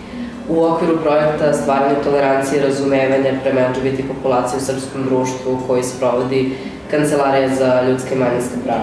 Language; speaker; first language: Serbian; native; Serbian